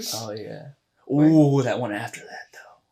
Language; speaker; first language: English; native; English